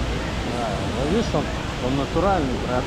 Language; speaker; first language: Russian; native; Russian